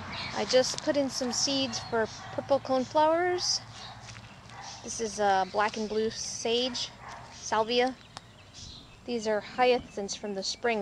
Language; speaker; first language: English; native; English